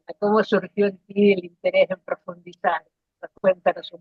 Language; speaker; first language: Spanish; native; Spanish